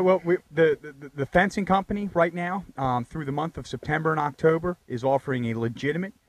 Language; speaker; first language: English; native; English